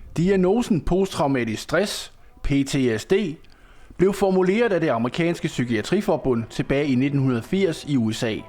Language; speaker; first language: Danish; native; Danish